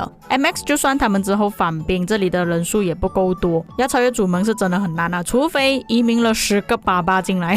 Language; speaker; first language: Chinese; native; Chinese